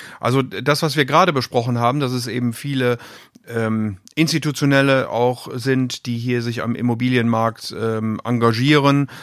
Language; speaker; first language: German; native; German